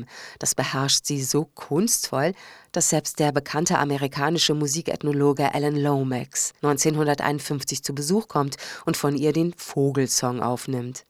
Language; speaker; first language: German; native; German